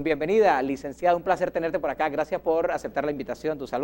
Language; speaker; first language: Spanish; native; Spanish